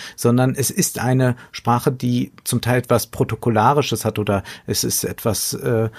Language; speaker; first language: German; native; German